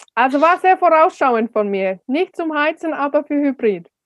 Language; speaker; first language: German; non-native, fluent; Finnish